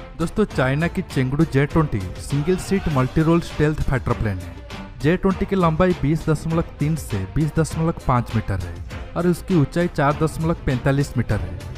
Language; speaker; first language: Hindi; native; Hindi